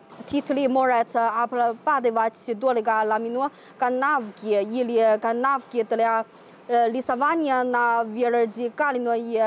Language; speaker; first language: Russian; non-native, learner; Chinese